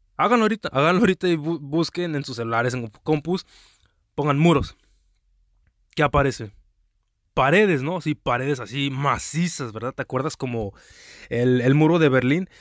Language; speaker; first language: Spanish; early bilingual, heritage; Spanish